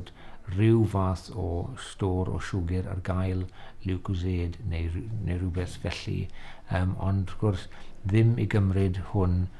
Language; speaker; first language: Welsh; native; Welsh